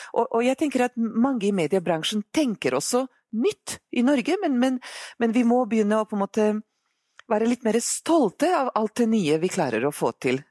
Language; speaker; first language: Norwegian; non-native, fluent; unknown